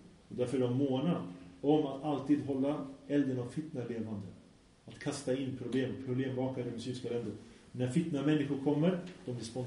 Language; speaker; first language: Swedish; early bilingual, other home language; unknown